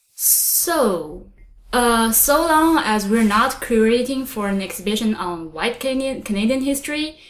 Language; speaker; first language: English; non-native, fluent; Chinese